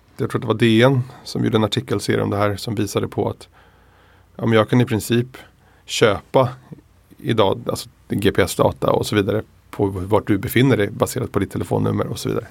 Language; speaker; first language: Swedish; early bilingual, other home language; Spanish